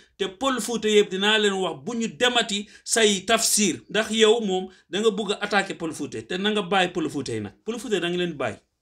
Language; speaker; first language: Wolof; non-native, local second language; Fula